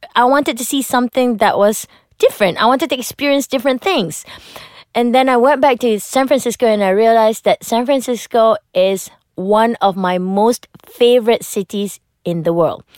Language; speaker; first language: English; non-native, local second language; Malay